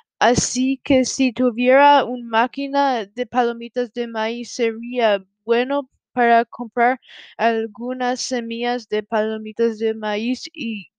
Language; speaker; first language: Spanish; non-native, learner; English